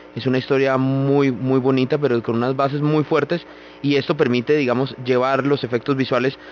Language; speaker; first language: Spanish; native; Spanish